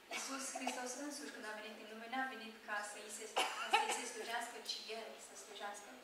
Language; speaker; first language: Romanian; non-native, fluent; Japanese